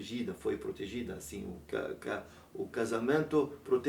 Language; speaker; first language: Portuguese; non-native, learner; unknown